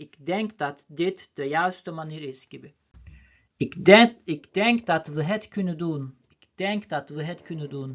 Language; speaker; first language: Dutch; non-native, learner; Turkish